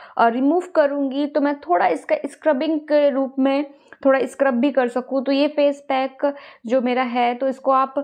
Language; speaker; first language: Hindi; native; Hindi